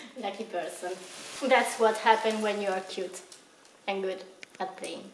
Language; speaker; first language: English; non-native, fluent; Italian